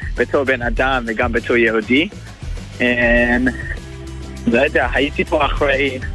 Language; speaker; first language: Hebrew; non-native, fluent; English